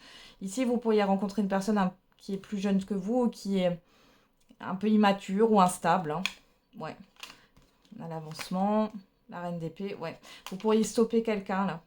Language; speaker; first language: French; native; French